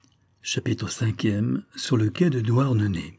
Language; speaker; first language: French; native; French